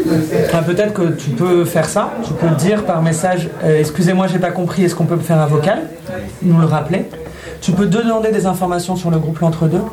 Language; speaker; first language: French; native; French